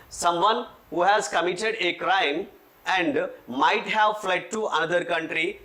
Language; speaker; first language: English; non-native, local second language; Telugu